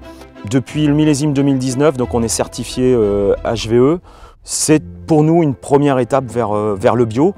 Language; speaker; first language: French; native; French